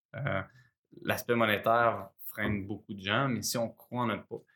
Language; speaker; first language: French; native; French